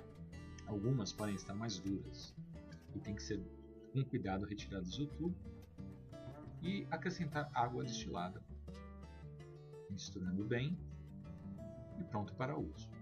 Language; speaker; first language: Portuguese; native; Portuguese